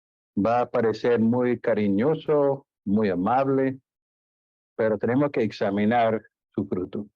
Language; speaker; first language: Spanish; non-native, fluent; English